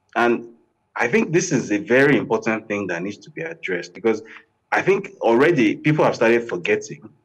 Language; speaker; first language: English; non-native, local second language; Yoruba